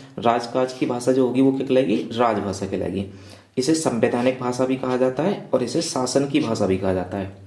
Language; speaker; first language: Hindi; native; Hindi